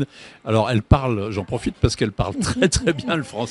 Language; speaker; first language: French; native; French